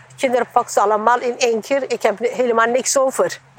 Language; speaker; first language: Dutch; non-native, learner; Turkish